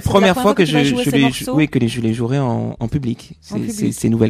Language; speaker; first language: French; native; French